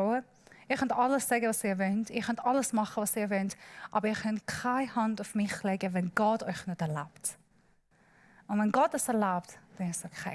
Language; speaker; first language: German; non-native, learner; Persian